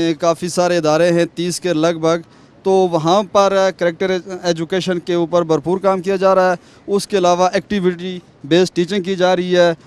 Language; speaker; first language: Urdu; non-native, local second language; Pahari-Potwari